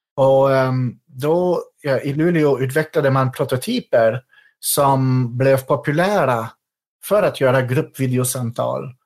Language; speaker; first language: Swedish; non-native, fluent; French